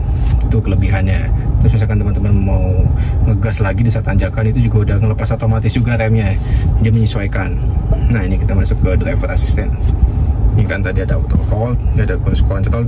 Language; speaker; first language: Indonesian; native; Indonesian